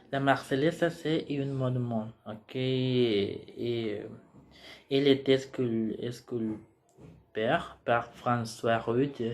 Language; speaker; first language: French; non-native, learner; Spanish